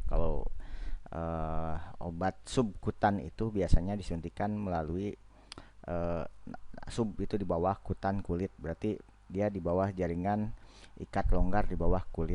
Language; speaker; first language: Indonesian; native; Indonesian